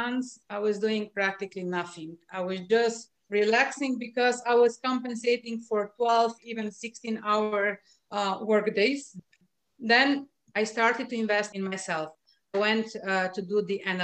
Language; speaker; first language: English; non-native, fluent; Slovenian